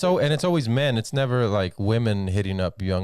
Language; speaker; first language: English; native; English